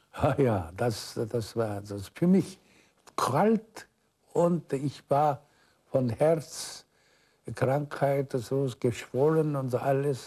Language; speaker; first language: German; non-native, fluent; Korean